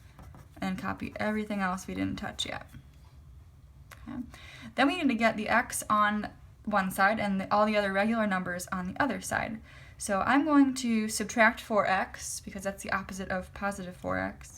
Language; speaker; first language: English; native; English